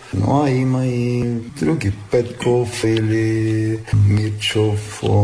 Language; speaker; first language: Bulgarian; early bilingual, heritage; Bulgarian